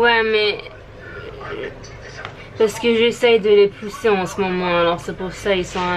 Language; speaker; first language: French; non-native, fluent; English